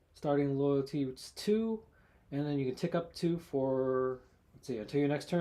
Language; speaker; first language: English; native; English